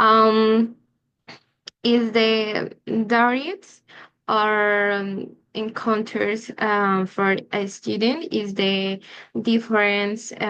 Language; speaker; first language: English; non-native, learner; Spanish